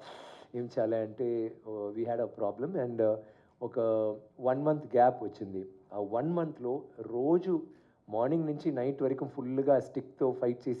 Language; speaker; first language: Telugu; non-native, learner; Tamil